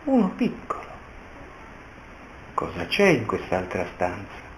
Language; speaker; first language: Italian; native; Italian